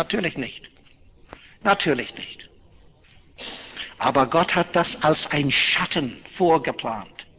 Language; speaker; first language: German; non-native, fluent; English